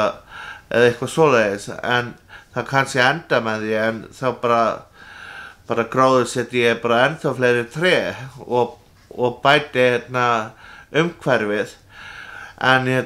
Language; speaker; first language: Icelandic; non-native, fluent; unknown